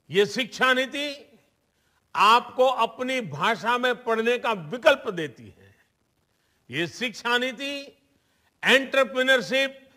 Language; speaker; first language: Hindi; non-native, local second language; Gujarati